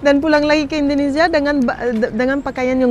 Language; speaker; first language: Indonesian; non-native, learner; Arabic